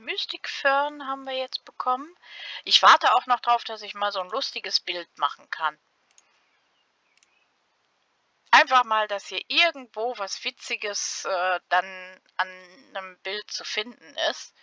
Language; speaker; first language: German; native; German